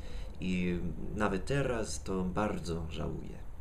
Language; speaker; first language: Polish; non-native, fluent; English